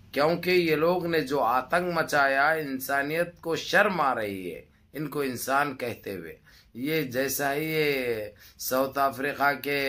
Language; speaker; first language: Urdu; native; Urdu